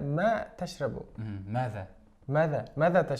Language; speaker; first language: Arabic; non-native, learner; Kazakh